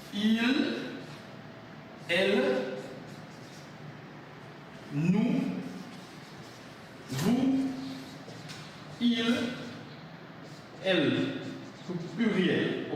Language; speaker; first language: French; non-native, fluent; English